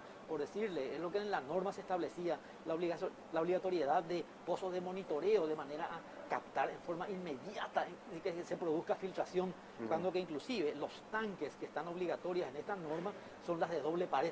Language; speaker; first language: Spanish; native; Spanish